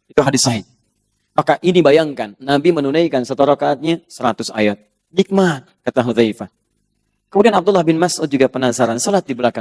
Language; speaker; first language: Indonesian; native; Indonesian